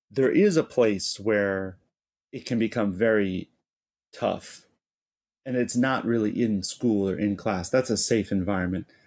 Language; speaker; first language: English; native; English